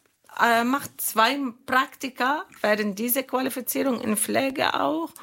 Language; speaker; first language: German; non-native, fluent; Arabic